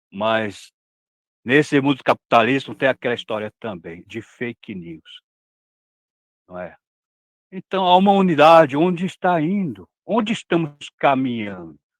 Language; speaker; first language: Portuguese; non-native, local second language; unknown